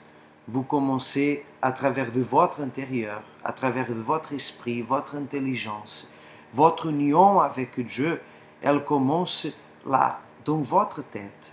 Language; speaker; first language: French; non-native, fluent; Portuguese